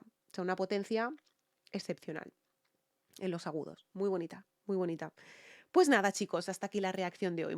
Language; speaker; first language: Spanish; native; Spanish